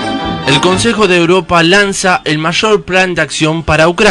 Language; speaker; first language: Spanish; native; Spanish